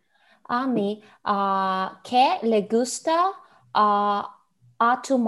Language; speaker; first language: Spanish; non-native, learner; Russian